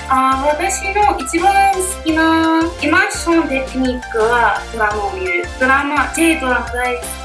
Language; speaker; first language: Japanese; non-native, learner; English